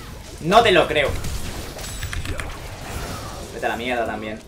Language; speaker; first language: Spanish; native; Spanish